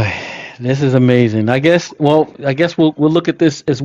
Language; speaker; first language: English; native; English